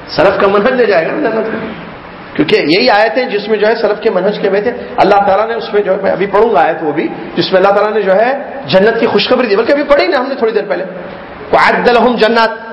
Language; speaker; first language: Urdu; native; Urdu